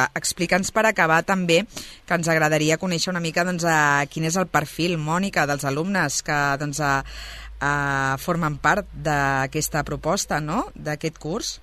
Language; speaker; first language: Catalan; native; Catalan